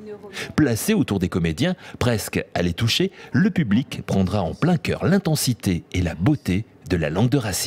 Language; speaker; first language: French; native; French